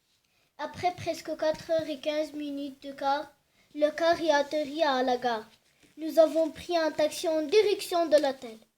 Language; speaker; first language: French; non-native, learner; Arabic